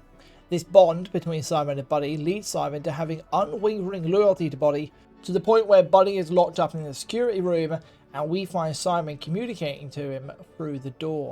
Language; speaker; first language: English; native; English